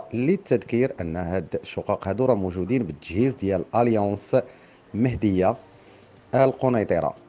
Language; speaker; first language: Arabic; native; Arabic